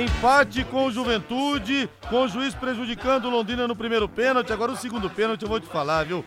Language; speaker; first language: Portuguese; native; Portuguese